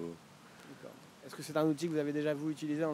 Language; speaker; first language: French; native; French